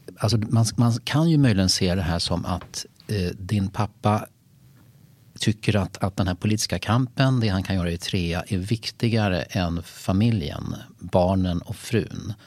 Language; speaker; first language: Swedish; native; Swedish